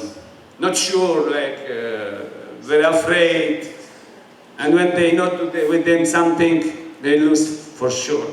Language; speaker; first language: English; non-native, learner; Polish